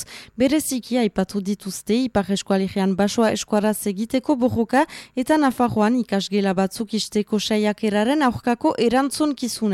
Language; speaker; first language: Basque; native; Basque